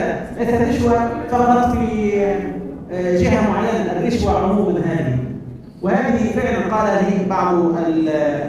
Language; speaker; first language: Arabic; native; Arabic